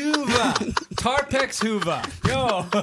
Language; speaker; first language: Finnish; non-native, learner; English